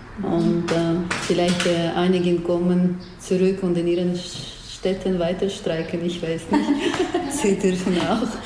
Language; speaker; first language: German; non-native, learner; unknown